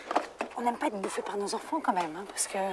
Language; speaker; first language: French; native; French